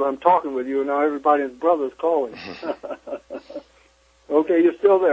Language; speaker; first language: English; native; English